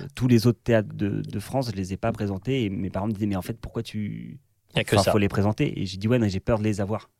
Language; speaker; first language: French; native; French